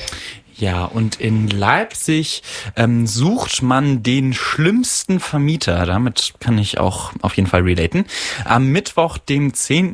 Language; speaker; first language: German; native; German